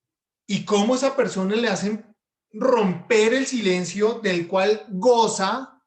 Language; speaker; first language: Spanish; native; Spanish